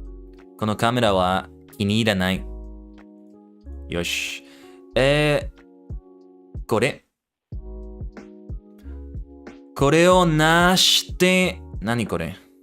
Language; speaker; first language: Japanese; non-native, learner; English